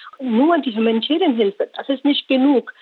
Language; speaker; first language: German; non-native, learner; Rohingya